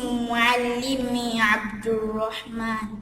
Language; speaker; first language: Arabic; non-native, learner; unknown